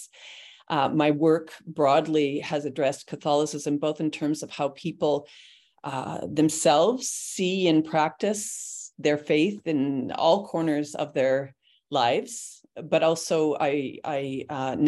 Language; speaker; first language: English; native; English